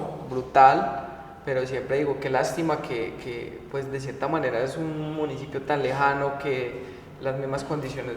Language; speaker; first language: Spanish; native; Spanish